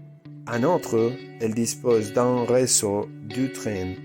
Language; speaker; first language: French; non-native, learner; Spanish